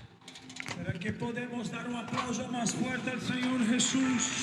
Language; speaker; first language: Spanish; non-native, local second language; Portuguese